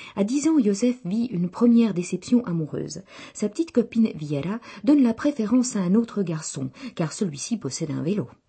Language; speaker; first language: French; non-native, fluent; Czech